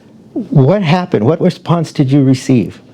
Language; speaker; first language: English; native; English